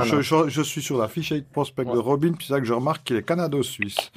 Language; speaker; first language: French; native; French